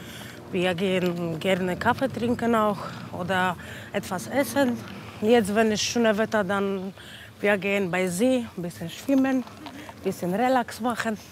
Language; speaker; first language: German; non-native, learner; Polish